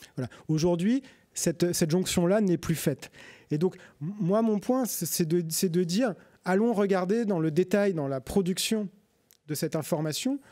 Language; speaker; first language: French; native; French